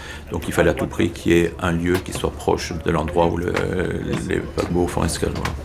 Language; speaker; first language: French; native; French